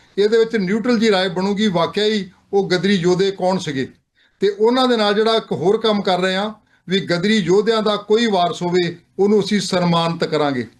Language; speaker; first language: Punjabi; native; Punjabi